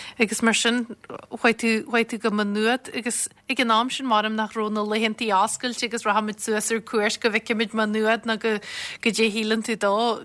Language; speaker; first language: Irish; native; Irish